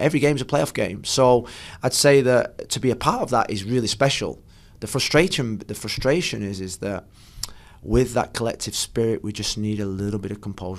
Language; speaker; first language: English; native; English